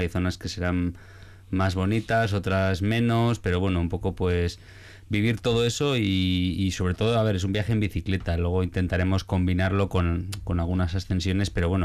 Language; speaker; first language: Spanish; native; Spanish